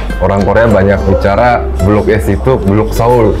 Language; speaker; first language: Indonesian; non-native, fluent; Korean